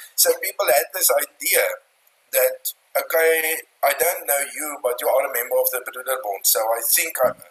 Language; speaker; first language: English; non-native, local second language; Afrikaans